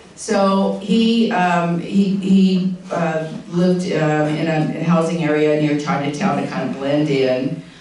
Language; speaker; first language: English; native; English